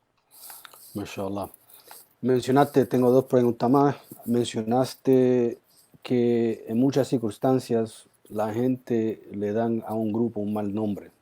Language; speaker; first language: Spanish; early bilingual, heritage; Spanish